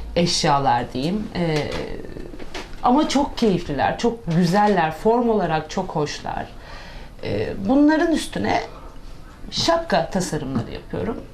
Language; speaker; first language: Turkish; native; Turkish